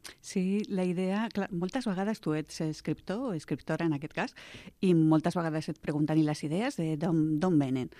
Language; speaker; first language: Catalan; non-native, local second language; Spanish